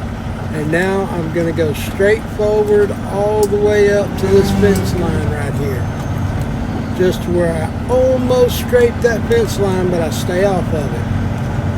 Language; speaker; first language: English; native; English